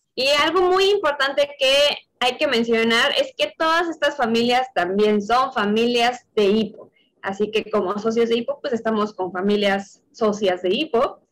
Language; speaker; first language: Spanish; native; Spanish